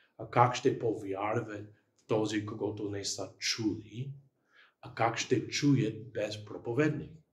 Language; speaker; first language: Bulgarian; non-native, fluent; English